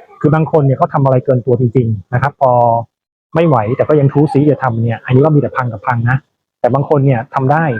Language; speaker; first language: Thai; native; Thai